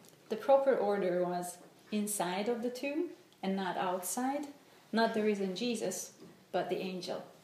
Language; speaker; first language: English; non-native, fluent; Hungarian